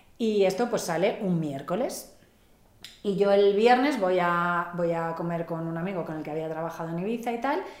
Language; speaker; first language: Spanish; native; Spanish